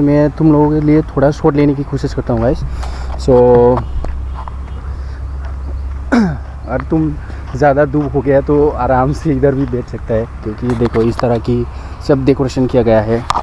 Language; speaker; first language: Hindi; non-native, local second language; Bodo